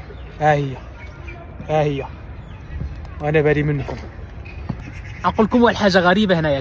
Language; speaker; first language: Arabic; native; Arabic